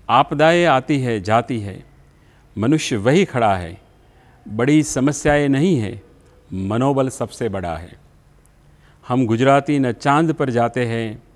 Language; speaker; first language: Hindi; non-native, local second language; Gujarati